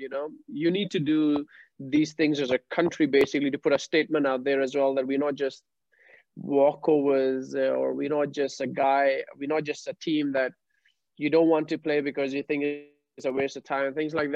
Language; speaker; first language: English; non-native, local second language; Punjabi